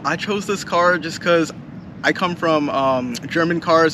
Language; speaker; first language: English; native; English